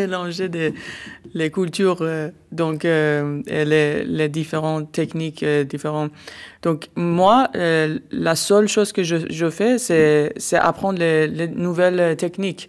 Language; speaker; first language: French; non-native, learner; Persian